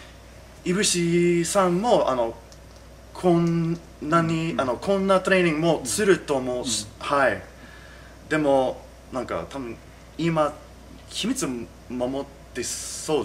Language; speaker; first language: Japanese; non-native, fluent; English